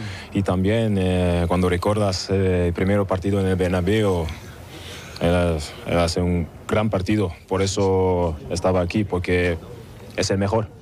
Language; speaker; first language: Spanish; non-native, learner; German